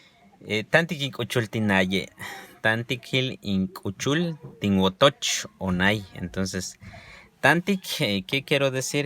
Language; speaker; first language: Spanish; non-native, local second language; Yucateco